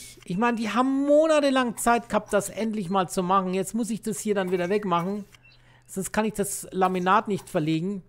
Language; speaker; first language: German; native; German